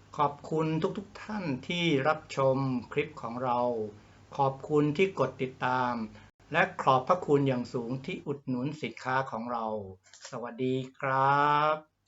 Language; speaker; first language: Thai; native; Thai